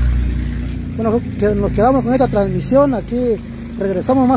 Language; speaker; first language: Spanish; native; Spanish